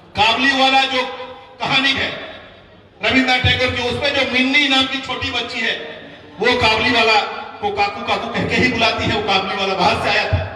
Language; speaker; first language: Hindi; native; Hindi